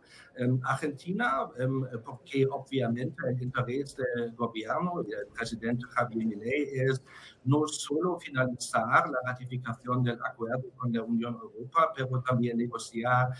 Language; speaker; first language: Spanish; non-native, fluent; German